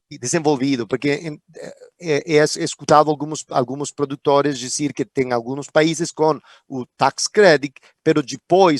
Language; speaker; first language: Portuguese; non-native, fluent; Spanish